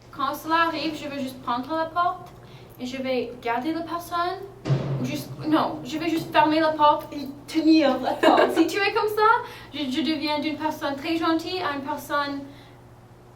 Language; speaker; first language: French; non-native, fluent; English